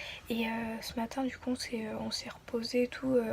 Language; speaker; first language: French; native; French